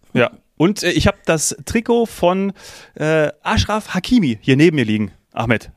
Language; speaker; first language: German; native; German